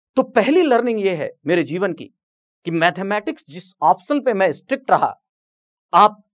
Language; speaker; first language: Hindi; native; Hindi